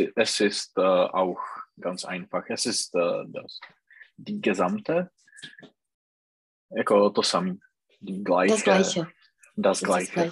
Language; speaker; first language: German; non-native, learner; Czech